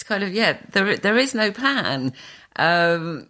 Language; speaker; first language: English; native; English